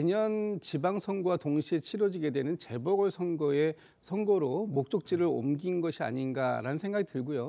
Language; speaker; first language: Korean; native; Korean